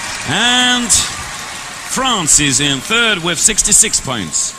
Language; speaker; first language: English; non-native, fluent; Estonian